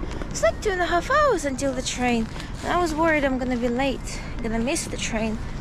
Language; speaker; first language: English; non-native, fluent; Russian